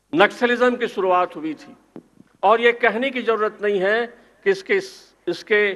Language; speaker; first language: Hindi; native; Hindi